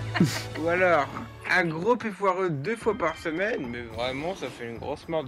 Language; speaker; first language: French; native; French